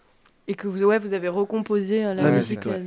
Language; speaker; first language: French; native; French